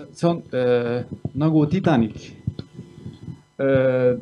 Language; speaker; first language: Estonian; non-native, learner; Kurdish